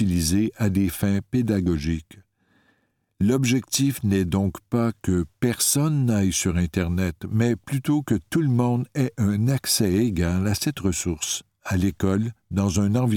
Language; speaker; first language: French; native; French